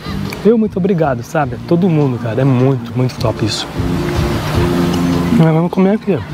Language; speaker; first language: Portuguese; native; Portuguese